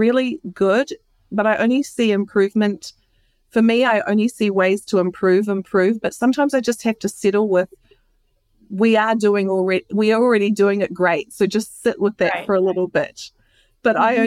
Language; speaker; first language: English; native; English